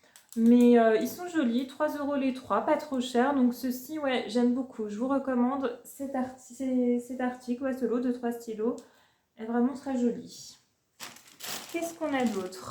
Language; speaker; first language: French; native; French